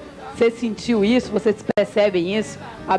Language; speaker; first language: Portuguese; native; Portuguese